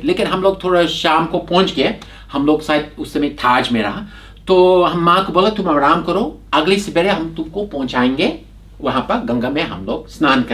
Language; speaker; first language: Hindi; non-native, fluent; English